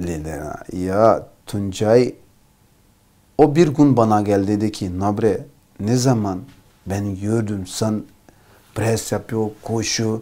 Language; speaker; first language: Turkish; non-native, learner; Portuguese